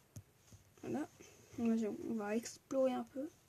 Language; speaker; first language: French; native; French